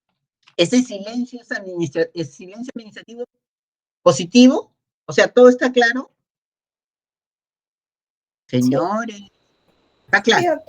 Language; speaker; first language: Spanish; native; Spanish